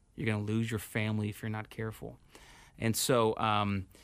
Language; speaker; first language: English; native; English